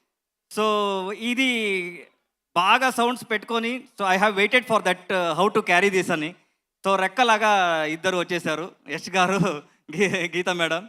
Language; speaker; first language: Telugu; non-native, learner; Kannada